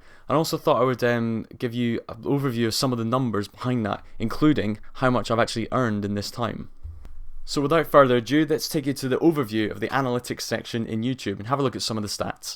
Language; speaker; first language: English; native; English